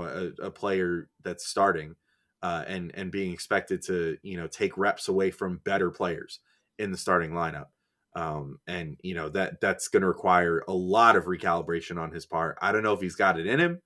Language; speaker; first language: English; native; English